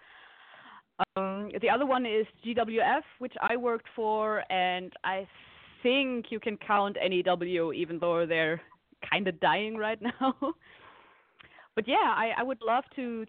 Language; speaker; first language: English; non-native, fluent; German